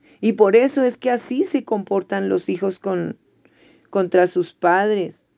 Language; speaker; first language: Spanish; native; Spanish